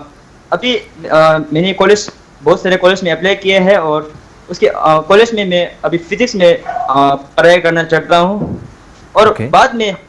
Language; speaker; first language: Hindi; non-native, local second language; Tibetan